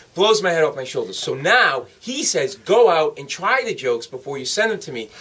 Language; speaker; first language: English; native; English